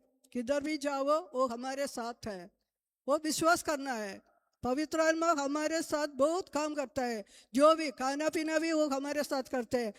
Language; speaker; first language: Hindi; non-native, local second language; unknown